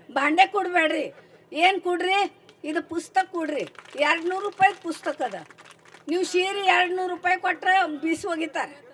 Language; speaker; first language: Kannada; non-native, local second language; Marathi